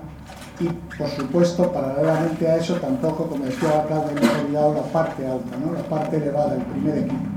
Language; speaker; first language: Spanish; native; Spanish